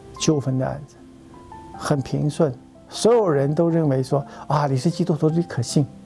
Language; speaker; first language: Chinese; native; Chinese